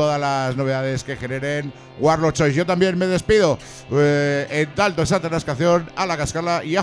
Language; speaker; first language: Spanish; native; Spanish